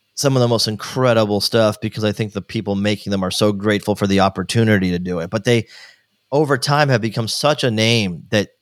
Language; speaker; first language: English; native; English